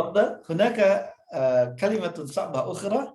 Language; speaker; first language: Arabic; non-native, fluent; Indonesian